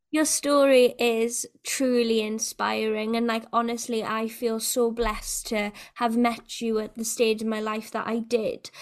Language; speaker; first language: English; native; English